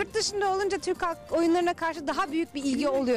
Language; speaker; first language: Turkish; native; Turkish